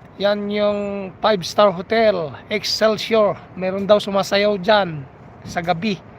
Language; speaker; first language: Filipino; non-native, local second language; Iloko